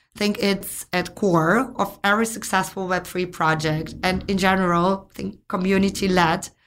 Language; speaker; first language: English; non-native, fluent; Ukrainian